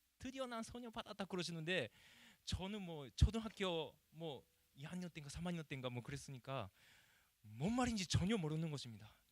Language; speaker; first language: Korean; non-native, fluent; Japanese